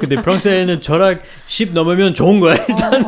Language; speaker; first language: Korean; non-native, fluent; French